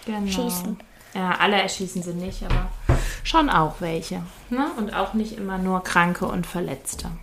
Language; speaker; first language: German; native; German